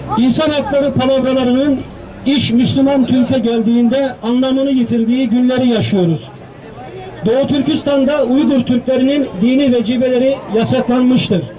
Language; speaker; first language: Turkish; native; Turkish